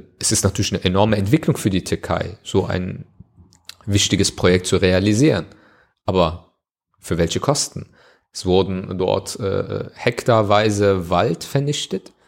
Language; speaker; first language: German; early bilingual, other home language; Turkish